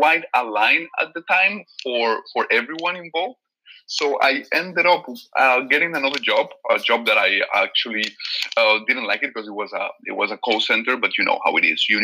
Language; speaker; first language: English; non-native, fluent; Catalan